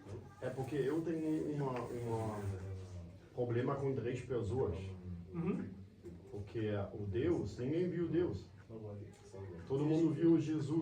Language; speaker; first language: Portuguese; non-native, learner; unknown